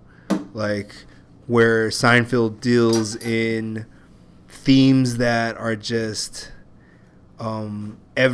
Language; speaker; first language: English; native; English